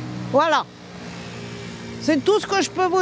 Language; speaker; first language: French; native; French